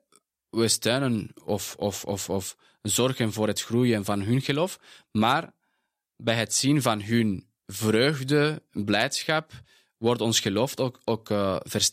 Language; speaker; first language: Dutch; non-native, fluent; Spanish